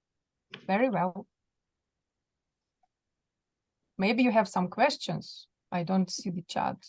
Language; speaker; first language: English; non-native, fluent; Russian